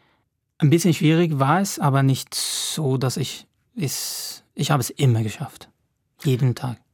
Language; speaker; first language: German; non-native, fluent; Arabic